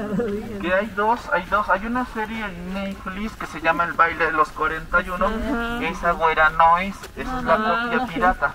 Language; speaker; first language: Spanish; native; Spanish